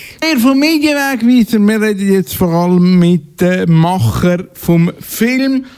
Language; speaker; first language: German; native; German